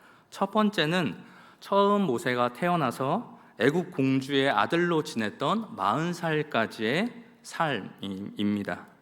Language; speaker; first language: Korean; native; Korean